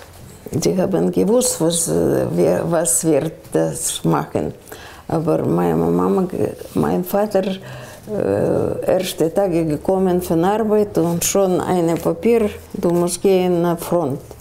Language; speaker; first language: German; non-native, learner; Russian